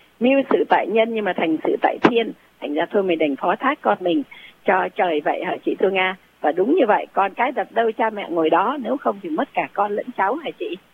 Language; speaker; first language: Vietnamese; native; Vietnamese